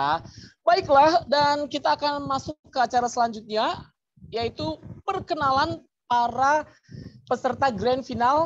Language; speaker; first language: Indonesian; native; Indonesian